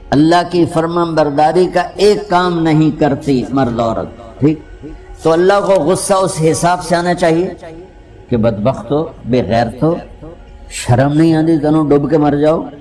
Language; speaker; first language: Urdu; non-native, local second language; Punjabi